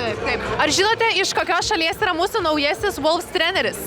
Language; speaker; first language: Lithuanian; native; Lithuanian